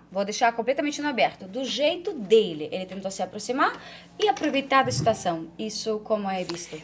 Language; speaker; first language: Portuguese; non-native, fluent; Ukrainian